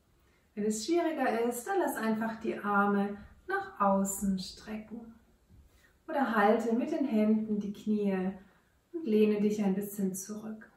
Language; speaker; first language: German; native; German